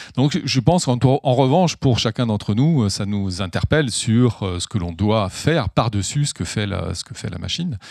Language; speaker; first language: French; native; French